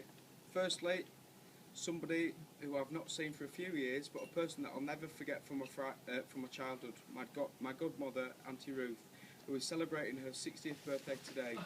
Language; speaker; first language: English; native; English